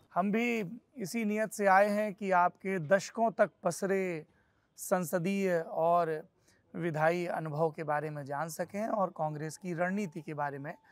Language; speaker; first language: Hindi; native; Hindi